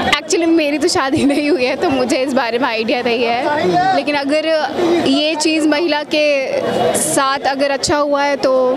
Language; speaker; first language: Hindi; native; Hindi